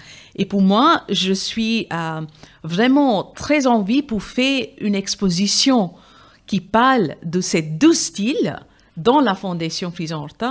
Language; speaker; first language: French; non-native, fluent; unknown